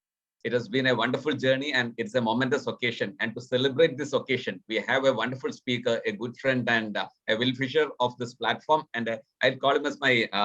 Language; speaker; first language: English; non-native, local second language; Malayalam